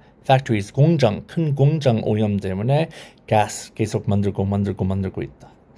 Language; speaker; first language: Korean; non-native, learner; English